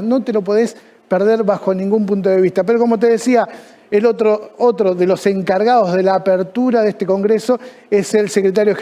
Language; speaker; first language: Spanish; native; Spanish